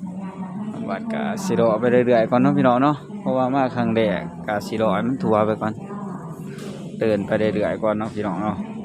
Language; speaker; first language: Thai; non-native, local second language; Lao